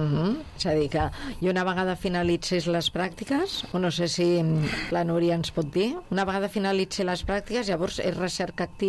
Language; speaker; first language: Catalan; native; Catalan